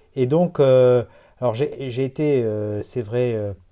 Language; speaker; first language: French; native; French